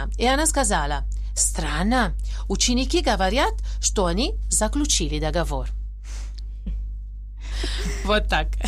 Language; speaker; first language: Russian; non-native, fluent; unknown